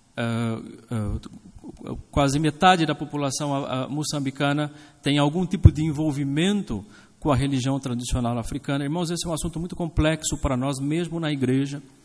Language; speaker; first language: Portuguese; native; Portuguese